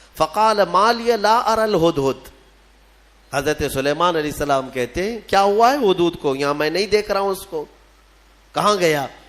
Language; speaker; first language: Urdu; native; Urdu